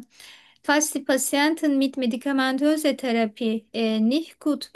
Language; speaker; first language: German; non-native, learner; Turkish